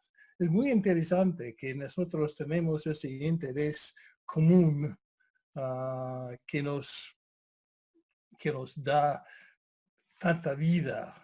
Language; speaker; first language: Spanish; non-native, fluent; English